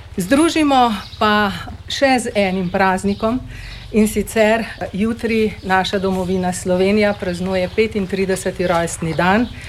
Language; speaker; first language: Slovenian; native; Slovenian